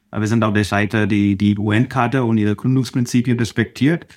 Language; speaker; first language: German; non-native, fluent; Telugu